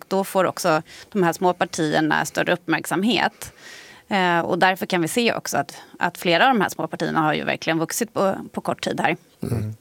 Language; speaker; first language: Swedish; native; Swedish